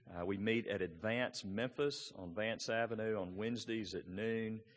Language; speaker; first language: English; native; English